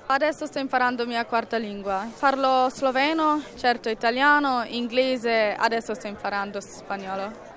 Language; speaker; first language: Italian; early bilingual, heritage; Italian